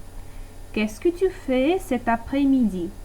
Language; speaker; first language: French; non-native, fluent; Russian